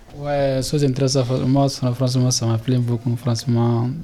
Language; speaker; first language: French; non-native, learner; Bambara